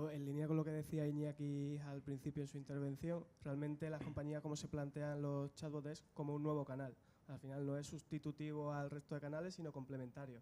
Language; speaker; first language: Spanish; native; Spanish